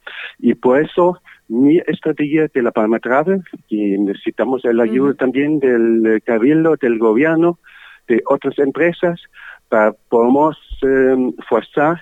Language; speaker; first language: Spanish; non-native, learner; German